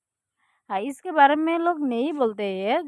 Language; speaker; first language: Hindi; non-native, fluent; Bangla